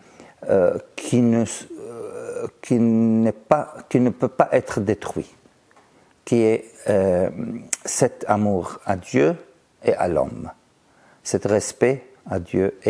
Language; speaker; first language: French; non-native, fluent; Arabic